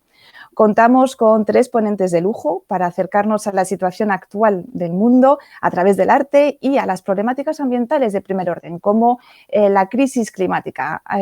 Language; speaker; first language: Spanish; native; Spanish